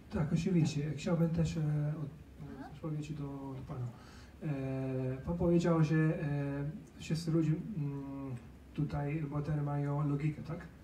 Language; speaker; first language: Polish; non-native, learner; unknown